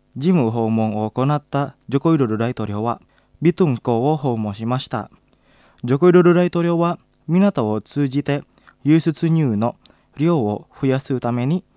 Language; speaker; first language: Japanese; non-native, fluent; Indonesian